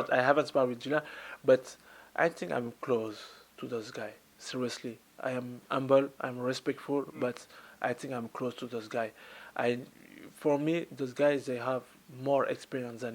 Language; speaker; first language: English; non-native, learner; French